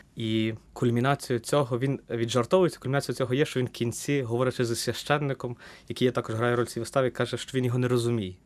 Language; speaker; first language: Ukrainian; native; Ukrainian